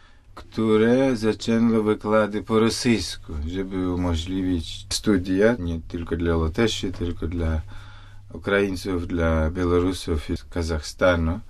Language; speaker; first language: Polish; non-native, fluent; Russian